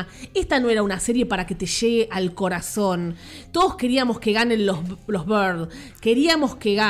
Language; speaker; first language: Spanish; native; Spanish